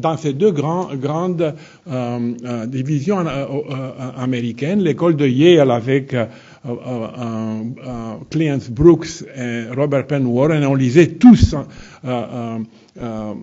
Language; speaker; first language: French; non-native, fluent; Romanian